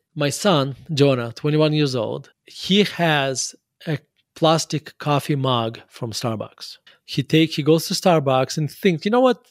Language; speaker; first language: English; non-native, fluent; Russian